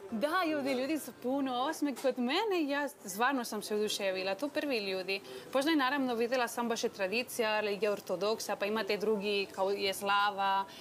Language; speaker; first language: Serbian; non-native, learner; Spanish